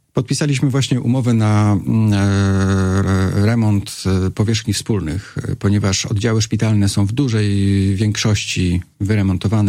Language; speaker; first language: Polish; native; Polish